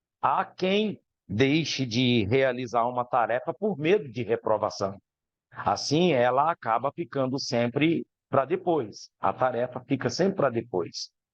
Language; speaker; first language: Portuguese; native; Portuguese